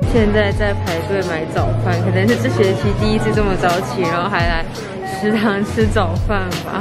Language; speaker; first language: Chinese; native; Chinese